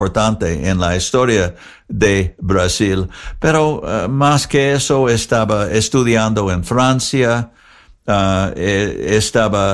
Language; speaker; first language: Spanish; non-native, learner; English